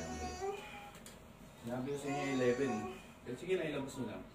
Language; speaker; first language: Filipino; native; Filipino